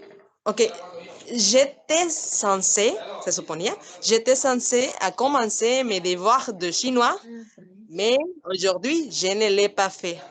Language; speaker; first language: French; non-native, fluent; Spanish